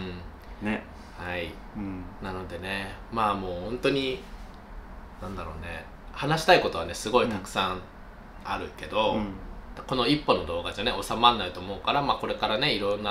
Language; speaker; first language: Japanese; native; Japanese